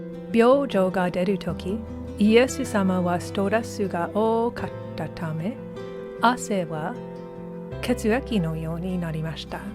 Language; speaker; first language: Japanese; non-native, learner; English